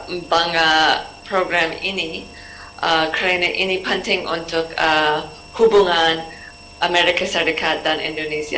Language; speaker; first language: Indonesian; non-native, learner; English